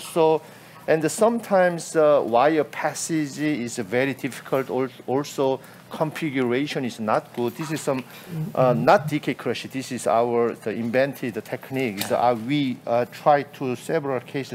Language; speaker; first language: English; non-native, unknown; Korean